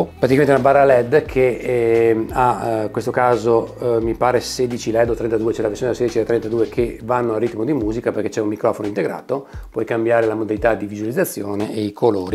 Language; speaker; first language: Italian; native; Italian